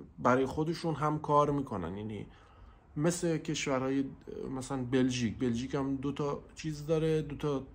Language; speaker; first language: Persian; non-native, local second language; Central Kurdish